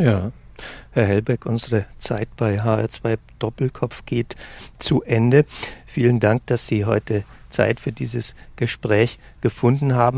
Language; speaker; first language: German; native; German